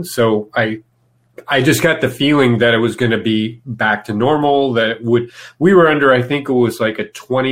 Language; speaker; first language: English; native; English